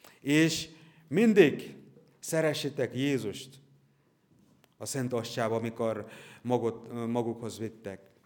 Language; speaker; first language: Hungarian; non-native, learner; Bangla